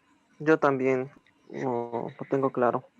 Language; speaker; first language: Spanish; native; Spanish